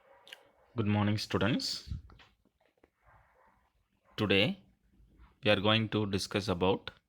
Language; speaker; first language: English; non-native, local second language; Tamil